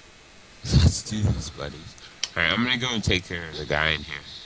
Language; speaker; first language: English; native; English